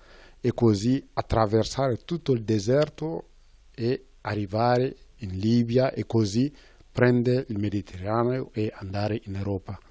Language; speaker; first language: Italian; non-native, fluent; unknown